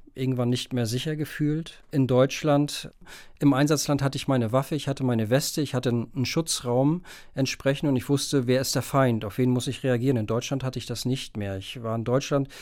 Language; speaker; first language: German; native; German